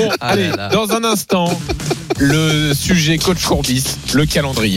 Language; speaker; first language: French; native; French